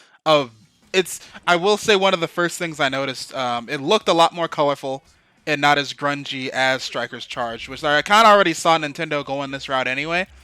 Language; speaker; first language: English; native; English